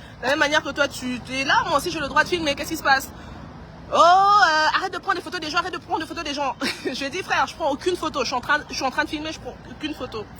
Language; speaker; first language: French; non-native, local second language; Lingala